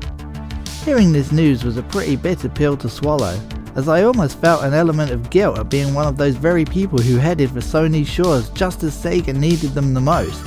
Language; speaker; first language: English; native; English